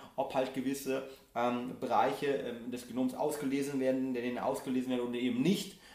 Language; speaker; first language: German; non-native, fluent; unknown